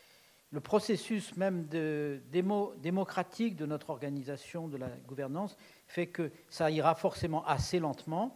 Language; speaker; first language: French; native; French